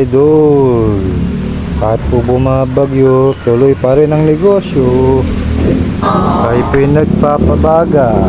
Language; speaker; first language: Filipino; native; Filipino